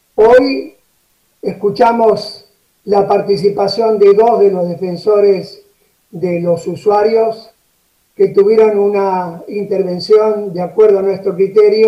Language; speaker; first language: Spanish; native; Spanish